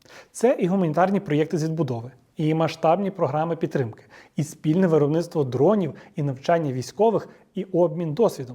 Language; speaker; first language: Ukrainian; native; Ukrainian